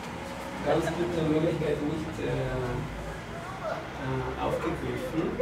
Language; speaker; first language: German; non-native, fluent; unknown